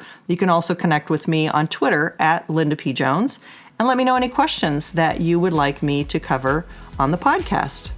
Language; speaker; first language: English; native; English